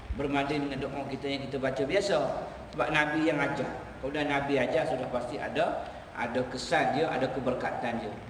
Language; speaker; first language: Malay; native; Malay